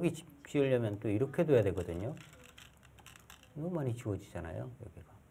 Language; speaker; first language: Korean; native; Korean